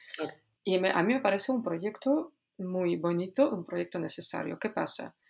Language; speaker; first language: Spanish; non-native, fluent; Polish